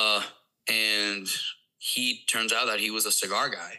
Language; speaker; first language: English; non-native, fluent; Spanish